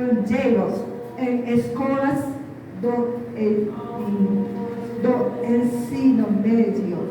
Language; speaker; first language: Portuguese; non-native, learner; Japanese